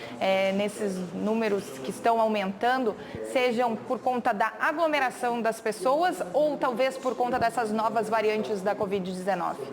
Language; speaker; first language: Portuguese; native; Portuguese